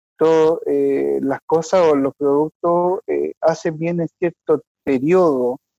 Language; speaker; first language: Spanish; native; Spanish